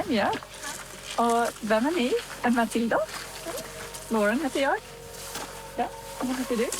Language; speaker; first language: Swedish; non-native, learner; English